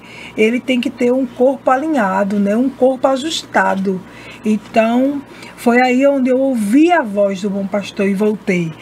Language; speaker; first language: Portuguese; native; Portuguese